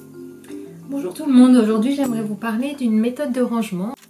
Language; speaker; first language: French; native; French